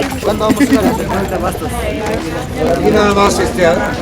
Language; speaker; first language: Spanish; native; Spanish